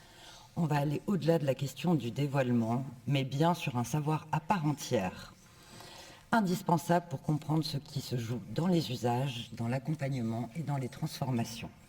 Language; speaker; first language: French; native; French